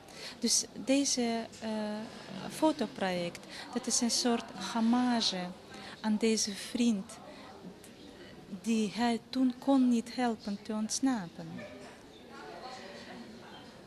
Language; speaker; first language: Dutch; non-native, fluent; Russian